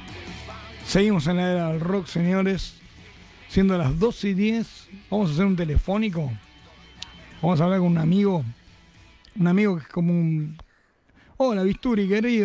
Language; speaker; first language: Spanish; native; Spanish